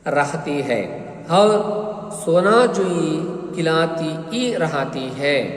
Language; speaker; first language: Hindi; non-native, local second language; Kannada